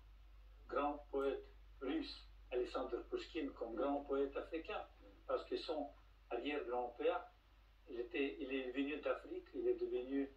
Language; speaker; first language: French; non-native, fluent; Russian